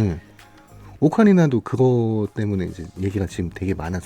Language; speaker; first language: Korean; native; Korean